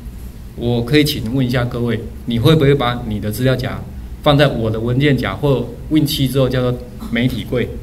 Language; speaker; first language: Chinese; native; Chinese